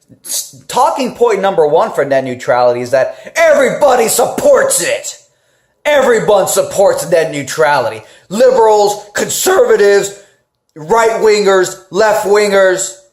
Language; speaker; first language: English; native; English